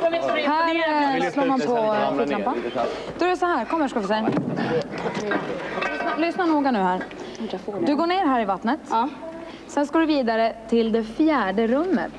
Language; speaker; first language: Swedish; native; Swedish